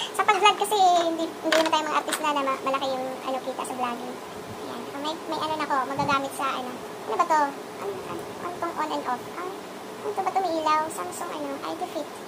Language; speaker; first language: Filipino; non-native, local second language; Cebuano